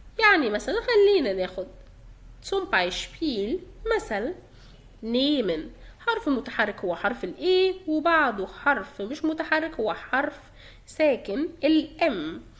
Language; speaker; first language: Egyptian Arabic; native; Egyptian Arabic